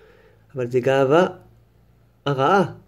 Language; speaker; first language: Hebrew; non-native, fluent; French